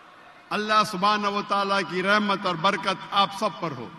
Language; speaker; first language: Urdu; non-native, local second language; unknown